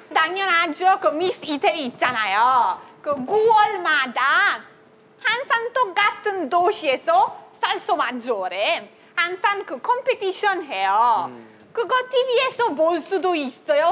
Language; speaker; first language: Korean; non-native, learner; Italian